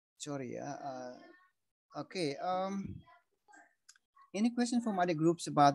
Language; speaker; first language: English; non-native, fluent; Indonesian